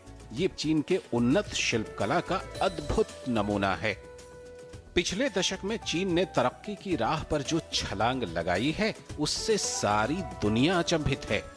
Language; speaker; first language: Hindi; native; Hindi